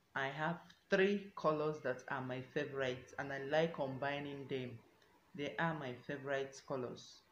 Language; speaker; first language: English; non-native, local second language; Igbo